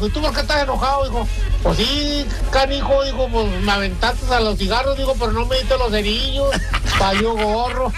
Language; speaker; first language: Spanish; native; Spanish